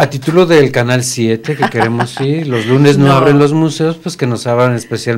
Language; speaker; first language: Spanish; native; Spanish